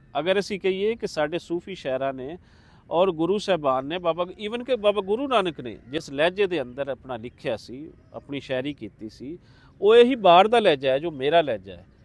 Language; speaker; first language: Punjabi; native; Punjabi